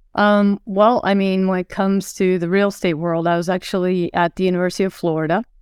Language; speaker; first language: English; early bilingual, other home language; Swedish